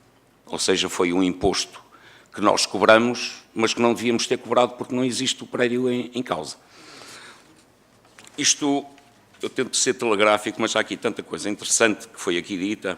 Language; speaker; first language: Portuguese; native; Portuguese